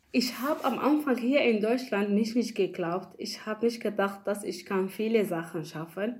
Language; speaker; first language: German; non-native, learner; Arabic